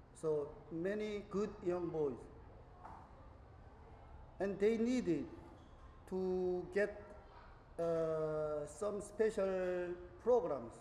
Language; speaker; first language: English; non-native, learner; Korean